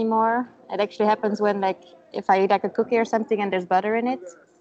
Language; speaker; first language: English; non-native, fluent; Dutch